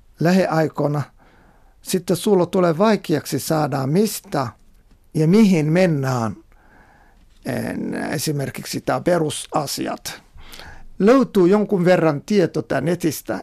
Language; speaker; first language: Finnish; non-native, fluent; Somali